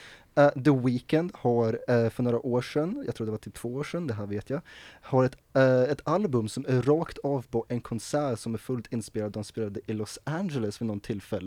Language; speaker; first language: Swedish; native; Swedish